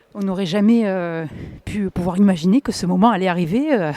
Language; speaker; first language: French; native; French